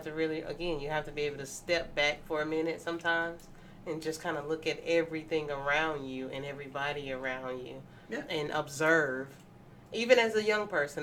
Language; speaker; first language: English; native; English